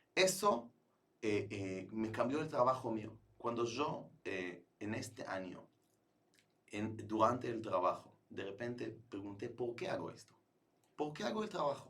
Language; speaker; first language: Spanish; non-native, fluent; Hebrew